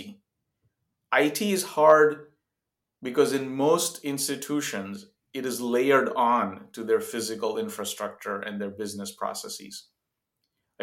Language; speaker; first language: English; non-native, local second language; Gujarati